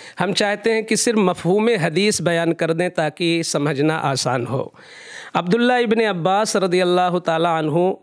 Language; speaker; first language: Hindi; native; Hindi